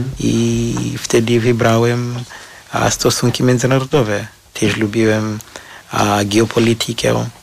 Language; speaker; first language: Polish; non-native, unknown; Shona